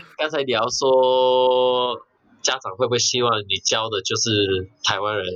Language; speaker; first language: Chinese; early bilingual, heritage; Chinese